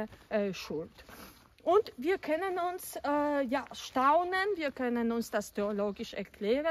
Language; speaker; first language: German; non-native, fluent; Polish